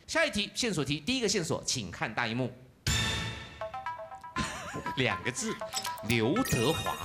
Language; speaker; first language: Chinese; native; Chinese